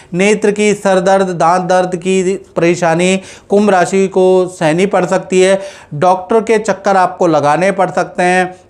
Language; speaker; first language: Hindi; non-native, local second language; Gujarati